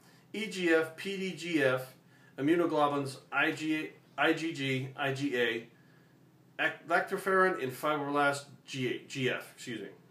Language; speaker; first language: English; native; English